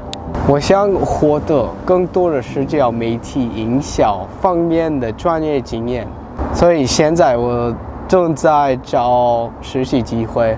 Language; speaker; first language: Chinese; non-native, learner; English